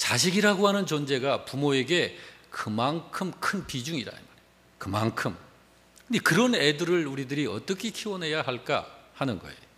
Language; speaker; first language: Korean; native; Korean